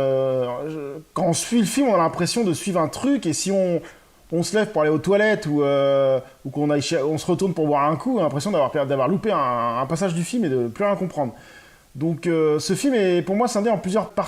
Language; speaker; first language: French; native; French